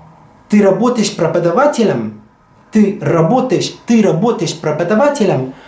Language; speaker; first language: Russian; non-native, fluent; English